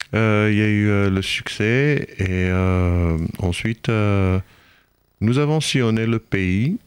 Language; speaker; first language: French; non-native, fluent; Hebrew